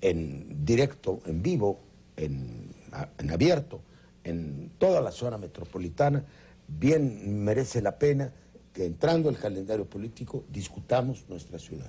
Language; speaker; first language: Spanish; native; Spanish